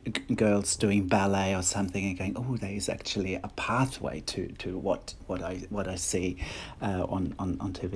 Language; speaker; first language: English; non-native, fluent; German